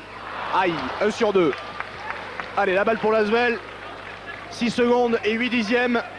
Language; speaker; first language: French; native; French